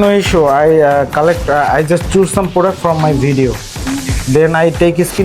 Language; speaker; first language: English; non-native, learner; Bangla